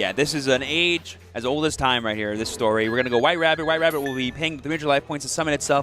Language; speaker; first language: English; native; English